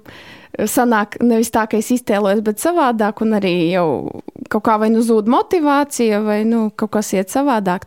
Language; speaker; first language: Latvian; non-native, local second language; Russian